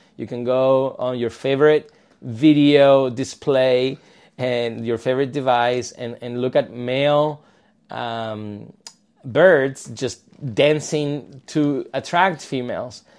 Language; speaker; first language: English; non-native, fluent; Spanish